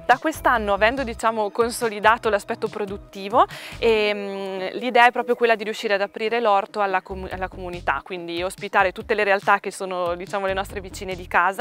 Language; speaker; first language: Italian; native; Italian